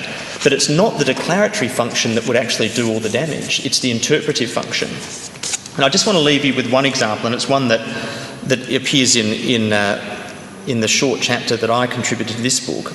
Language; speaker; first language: English; native; English